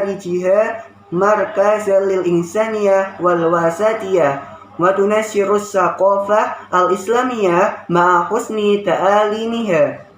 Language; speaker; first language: Arabic; non-native, learner; Indonesian